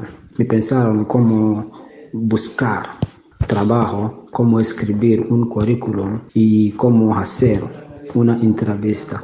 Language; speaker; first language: Spanish; non-native, learner; English